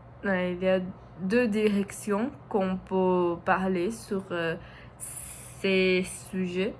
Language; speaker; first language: French; non-native, learner; Portuguese